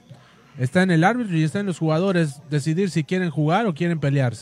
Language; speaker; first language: Spanish; native; Spanish